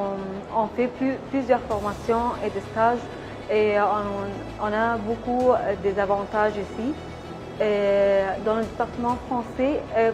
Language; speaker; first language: French; non-native, fluent; Arabic